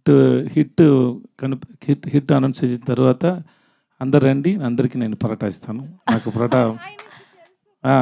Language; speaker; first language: Telugu; non-native, learner; Tamil